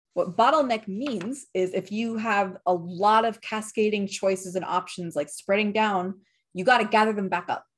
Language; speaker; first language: English; native; English